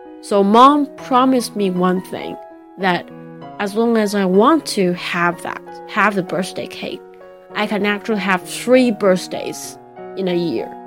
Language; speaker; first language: English; non-native, fluent; Chinese